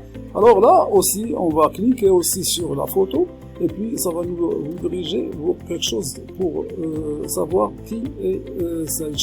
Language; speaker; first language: French; non-native, local second language; Arabic